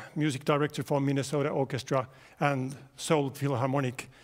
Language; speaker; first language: English; non-native, fluent; Finnish